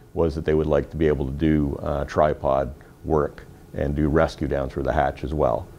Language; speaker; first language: English; native; English